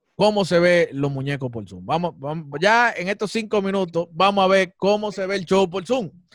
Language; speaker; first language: Spanish; native; Spanish